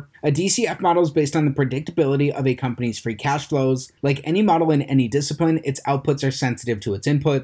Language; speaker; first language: English; native; English